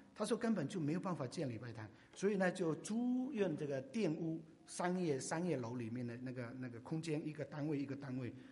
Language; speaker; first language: Chinese; non-native, local second language; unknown